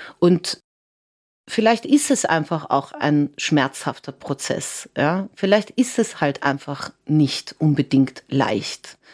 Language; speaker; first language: German; early bilingual, other home language; Serbian